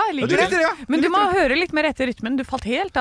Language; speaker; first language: Norwegian; native; Norwegian